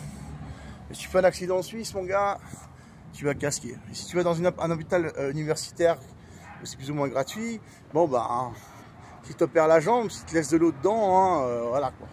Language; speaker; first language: French; native; French